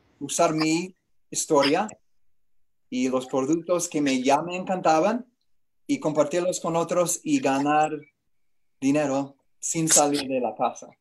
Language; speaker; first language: Spanish; non-native, learner; English